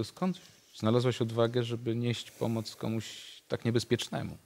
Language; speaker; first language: Polish; native; Polish